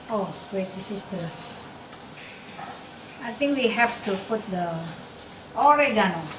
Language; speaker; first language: English; non-native, learner; Indonesian